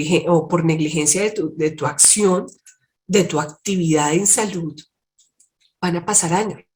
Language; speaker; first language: Spanish; native; Spanish